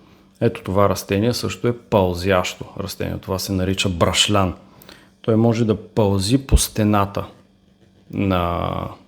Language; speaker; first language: Bulgarian; native; Bulgarian